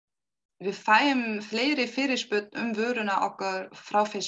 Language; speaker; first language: Icelandic; non-native, learner; German